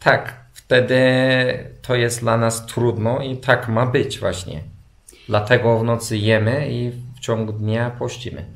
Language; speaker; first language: Polish; non-native, fluent; Turkish